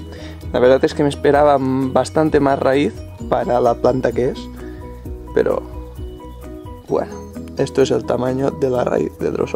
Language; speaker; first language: Spanish; native; Spanish